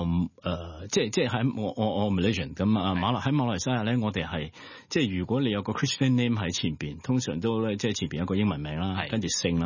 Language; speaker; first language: Cantonese; early bilingual, heritage; Cantonese